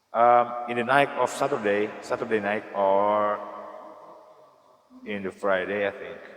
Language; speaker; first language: English; non-native, learner; Indonesian